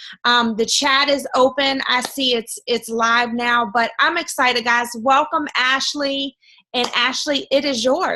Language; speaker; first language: English; native; English